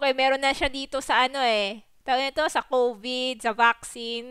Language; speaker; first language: Filipino; non-native, local second language; Waray